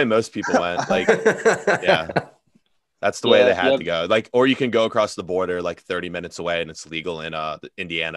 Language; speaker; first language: English; native; English